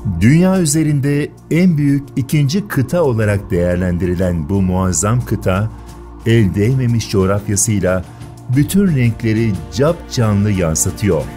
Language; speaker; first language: Turkish; native; Turkish